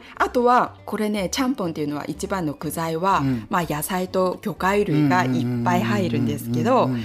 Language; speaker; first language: Japanese; non-native, fluent; Korean